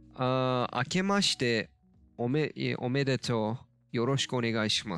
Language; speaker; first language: Japanese; non-native, learner; Turkish